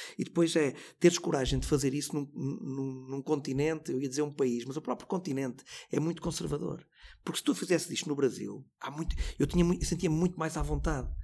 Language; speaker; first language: Portuguese; native; Portuguese